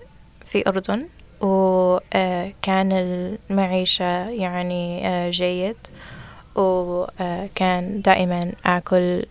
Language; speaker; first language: Arabic; non-native, learner; English